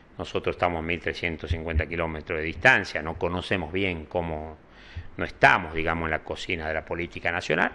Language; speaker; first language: Spanish; native; Spanish